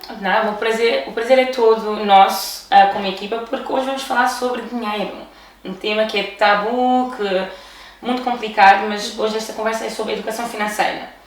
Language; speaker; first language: Portuguese; early bilingual, other home language; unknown